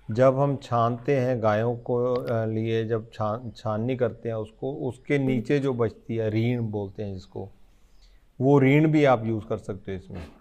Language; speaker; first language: Hindi; non-native, local second language; Punjabi